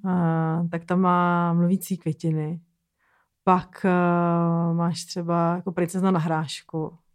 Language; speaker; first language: Czech; native; Czech